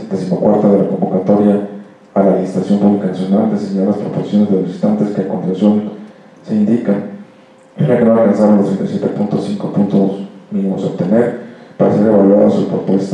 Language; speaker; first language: Spanish; native; Spanish